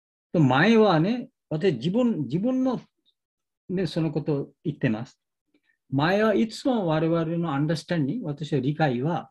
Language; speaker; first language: Japanese; non-native, learner; Bangla